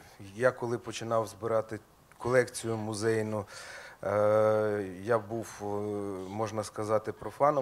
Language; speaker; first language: Ukrainian; native; Ukrainian